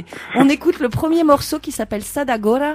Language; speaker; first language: French; native; French